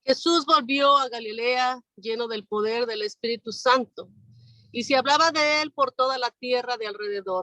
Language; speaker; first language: Spanish; native; Spanish